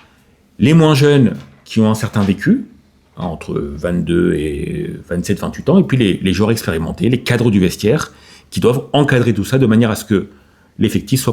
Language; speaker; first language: French; native; French